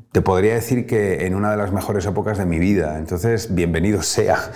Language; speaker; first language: Spanish; native; Spanish